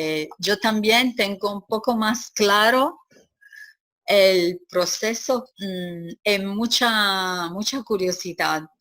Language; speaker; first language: Spanish; non-native, learner; Italian